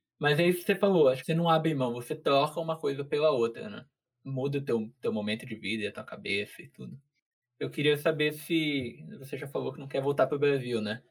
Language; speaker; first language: Portuguese; native; Portuguese